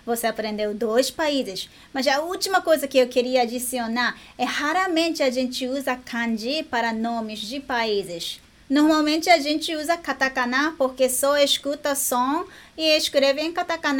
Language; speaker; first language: Portuguese; non-native, learner; Japanese